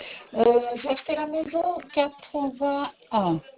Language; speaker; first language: French; non-native, fluent; Italian